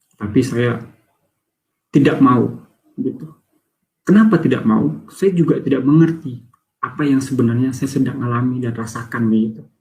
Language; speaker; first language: Indonesian; native; Indonesian